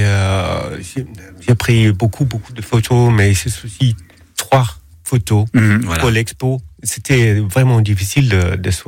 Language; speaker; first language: French; non-native, learner; Danish